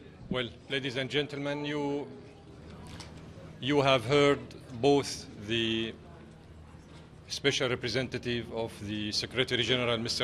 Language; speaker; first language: English; non-native, fluent; Arabic